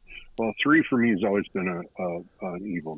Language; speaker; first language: English; native; English